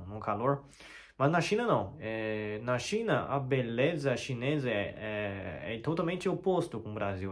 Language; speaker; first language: Portuguese; non-native, learner; Chinese